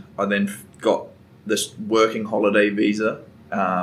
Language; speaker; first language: English; native; English